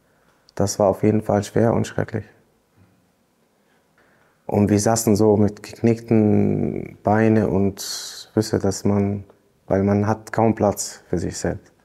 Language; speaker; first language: German; non-native, fluent; Arabic